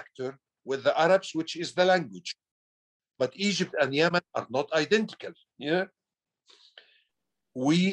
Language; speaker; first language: English; non-native, fluent; Arabic